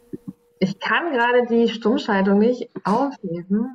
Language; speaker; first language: German; native; German